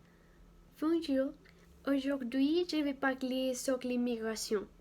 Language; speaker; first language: French; non-native, learner; Spanish